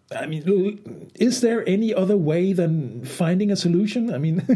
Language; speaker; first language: English; non-native, fluent; Danish